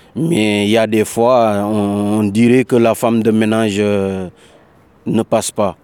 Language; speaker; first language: French; non-native, local second language; Wolof